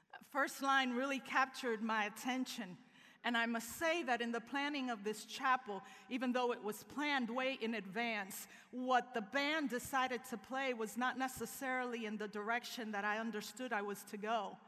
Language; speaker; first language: English; early bilingual, other home language; Spanish